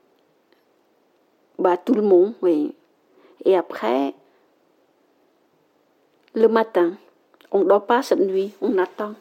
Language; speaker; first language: French; non-native, learner; Khmer